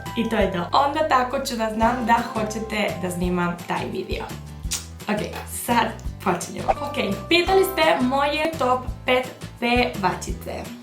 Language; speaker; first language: Bosnian; early bilingual, heritage; Bosnian